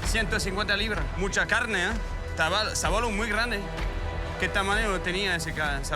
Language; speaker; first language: Spanish; non-native, fluent; French